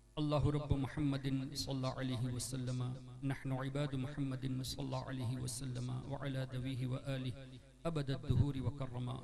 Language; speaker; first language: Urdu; non-native, fluent; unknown